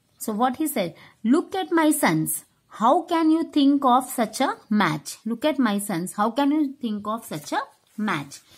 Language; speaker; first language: English; non-native, local second language; Tamil